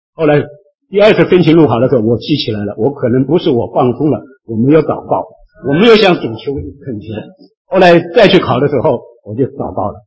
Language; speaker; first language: Chinese; native; Chinese